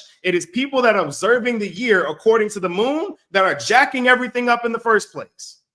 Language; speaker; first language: English; native; English